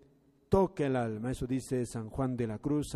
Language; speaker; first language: Spanish; native; Spanish